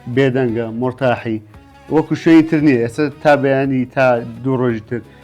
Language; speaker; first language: Central Kurdish; non-native, local second language; Gurani